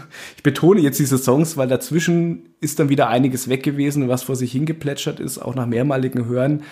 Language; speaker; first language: German; native; German